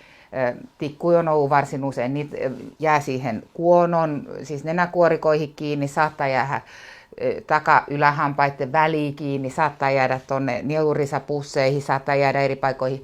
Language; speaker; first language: Finnish; native; Finnish